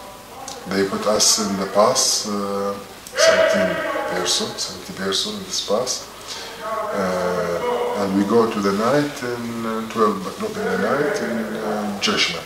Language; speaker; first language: English; non-native, learner; Arabic